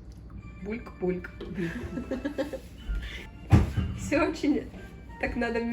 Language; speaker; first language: Russian; early bilingual, heritage; Russian